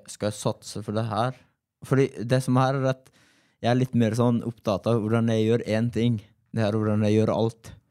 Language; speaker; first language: Norwegian; non-native, fluent; Persian